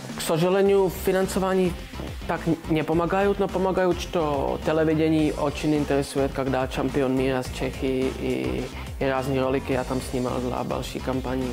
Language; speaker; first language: Russian; non-native, learner; Czech